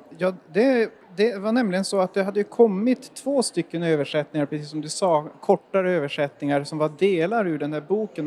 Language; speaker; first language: Swedish; native; Swedish